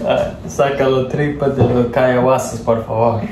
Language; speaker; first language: Spanish; non-native, learner; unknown